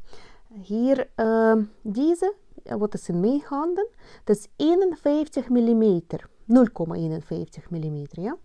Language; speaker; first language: Dutch; non-native, learner; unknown